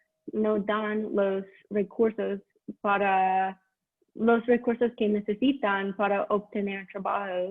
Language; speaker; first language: Spanish; non-native, learner; English